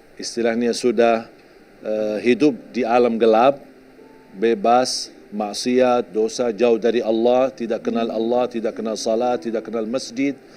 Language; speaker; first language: Indonesian; non-native, fluent; Arabic